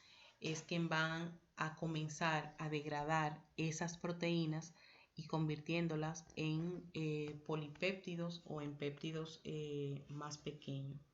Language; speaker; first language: Spanish; native; Spanish